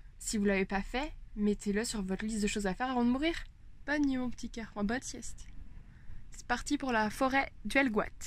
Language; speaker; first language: French; native; French